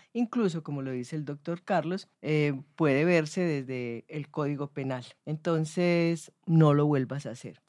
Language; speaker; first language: Spanish; native; Spanish